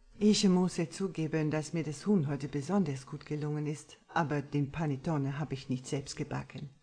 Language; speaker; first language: German; native; German